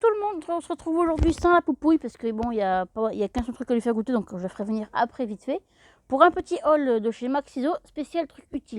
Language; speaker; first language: French; native; French